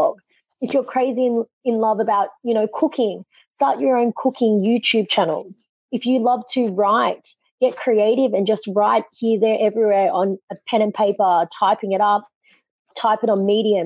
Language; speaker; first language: English; native; English